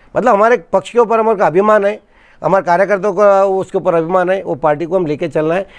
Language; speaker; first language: Hindi; non-native, local second language; Kannada